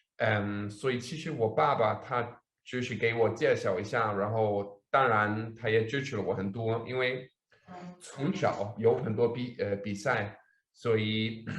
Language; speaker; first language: Chinese; non-native, fluent; Danish